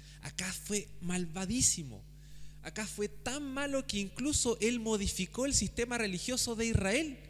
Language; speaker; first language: Spanish; native; Spanish